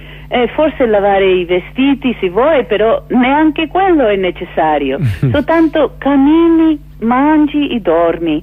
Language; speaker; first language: Italian; non-native, fluent; English